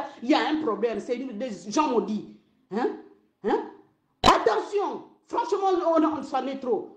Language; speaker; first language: French; non-native, local second language; Lingala